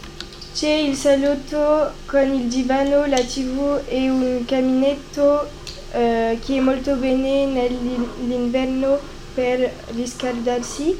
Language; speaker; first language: Italian; non-native, learner; French